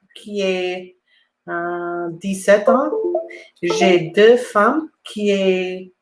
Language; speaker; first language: French; non-native, learner; English